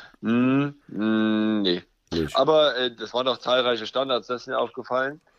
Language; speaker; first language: German; native; German